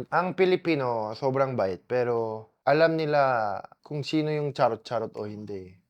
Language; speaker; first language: Filipino; non-native, fluent; Korean